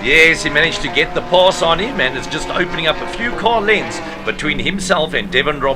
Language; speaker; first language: English; native; English